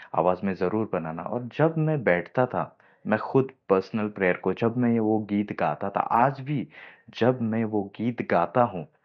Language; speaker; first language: Hindi; non-native, local second language; Marathi